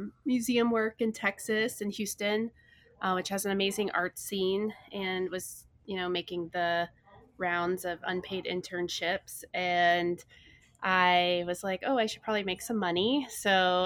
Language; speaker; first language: English; native; English